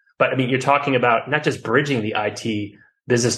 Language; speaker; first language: English; native; English